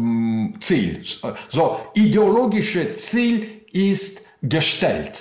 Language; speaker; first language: German; non-native, learner; Russian